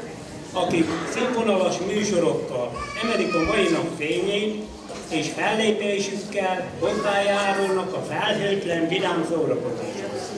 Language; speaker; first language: Hungarian; native; Hungarian